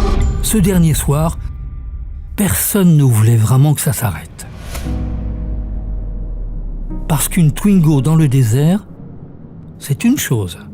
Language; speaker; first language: French; native; French